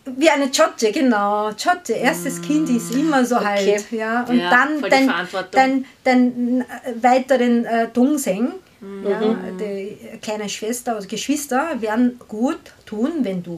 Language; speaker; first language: German; non-native, learner; Korean